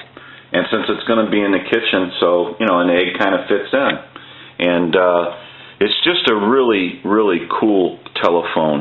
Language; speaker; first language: English; native; English